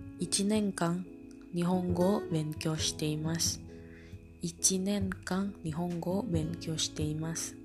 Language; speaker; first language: Japanese; non-native, learner; Indonesian